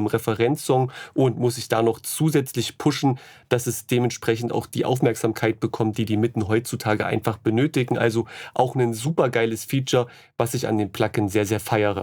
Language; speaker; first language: German; native; German